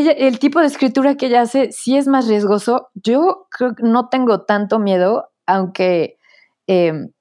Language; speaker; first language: Spanish; native; Spanish